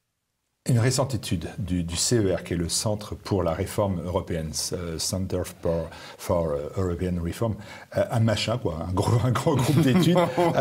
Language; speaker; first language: French; native; French